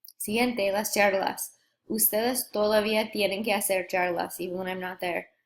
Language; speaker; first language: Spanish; non-native, fluent; English